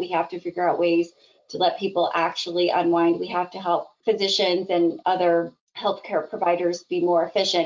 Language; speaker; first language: English; native; English